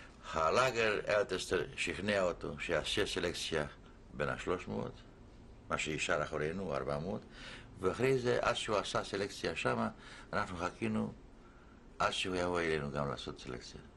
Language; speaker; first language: Hebrew; non-native, fluent; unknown